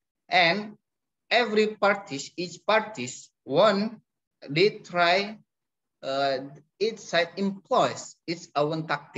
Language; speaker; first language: English; non-native, fluent; Indonesian